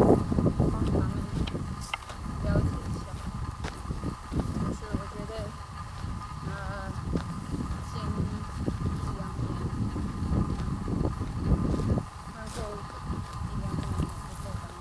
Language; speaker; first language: Chinese; non-native, fluent; Spanish